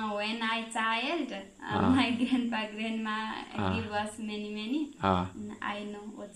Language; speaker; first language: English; non-native, learner; Nepali